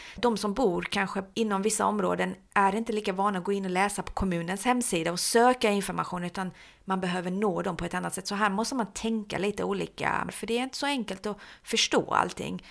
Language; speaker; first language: Swedish; early bilingual, other home language; Persian